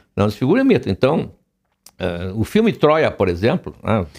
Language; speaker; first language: Portuguese; native; Portuguese